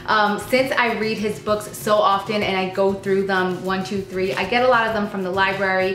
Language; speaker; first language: English; native; English